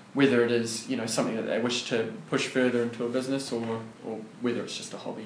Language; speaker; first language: English; native; English